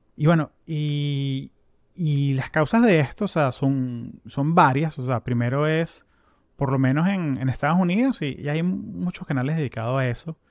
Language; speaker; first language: Spanish; native; Spanish